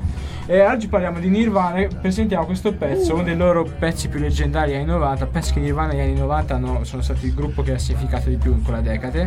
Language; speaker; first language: Italian; native; Italian